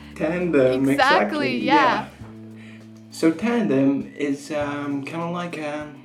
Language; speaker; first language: English; non-native, fluent; Spanish